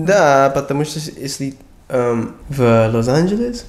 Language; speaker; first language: Russian; non-native, learner; English